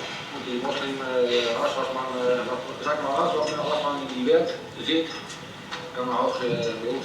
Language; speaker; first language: German; non-native, learner; Dutch